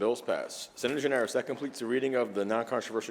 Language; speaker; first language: English; native; English